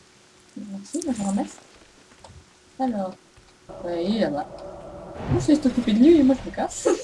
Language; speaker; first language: French; native; French